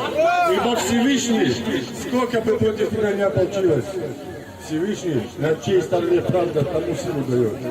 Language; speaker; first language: Russian; native; Russian